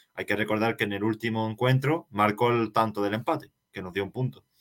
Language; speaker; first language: Spanish; native; Spanish